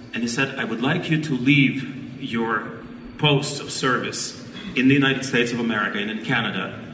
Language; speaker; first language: English; non-native, fluent; Ukrainian